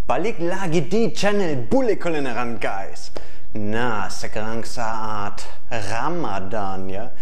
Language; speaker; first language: Indonesian; non-native, fluent; German